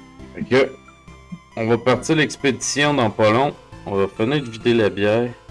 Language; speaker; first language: French; native; French